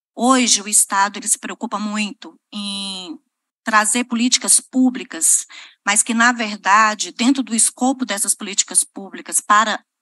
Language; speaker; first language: Portuguese; native; Portuguese